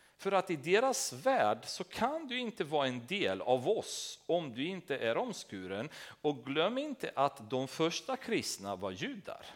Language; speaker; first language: Swedish; non-native, fluent; Romanian